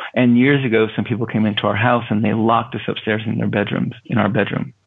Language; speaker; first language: English; native; English